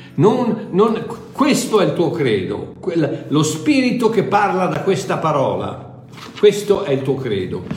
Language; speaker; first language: Italian; native; Italian